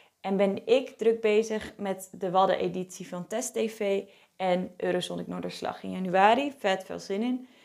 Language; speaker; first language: Dutch; native; Dutch